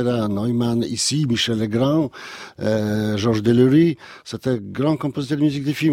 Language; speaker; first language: French; non-native, learner; Polish